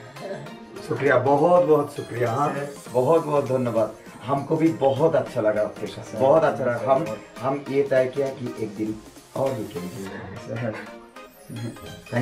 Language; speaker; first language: Hindi; non-native, local second language; Bangla